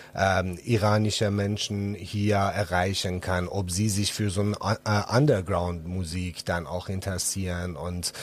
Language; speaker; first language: German; non-native, fluent; Persian